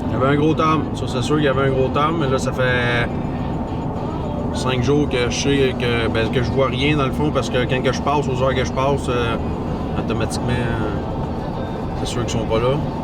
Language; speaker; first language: French; native; French